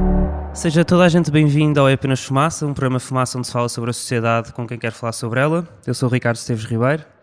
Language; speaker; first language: Portuguese; native; Portuguese